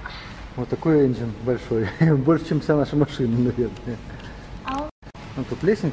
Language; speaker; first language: Russian; native; Russian